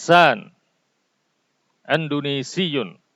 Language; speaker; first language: Arabic; non-native, fluent; Indonesian